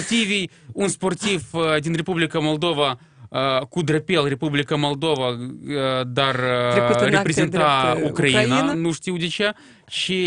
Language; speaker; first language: Romanian; non-native, local second language; Russian